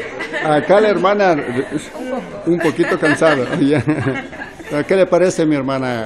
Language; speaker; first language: Spanish; native; Spanish